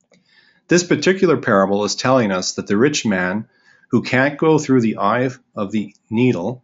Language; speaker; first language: English; native; English